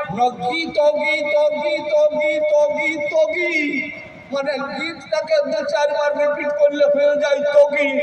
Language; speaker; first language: Bangla; non-native, local second language; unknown